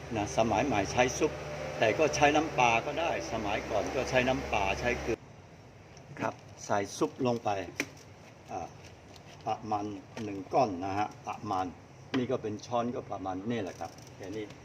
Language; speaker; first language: Thai; non-native, fluent; Chinese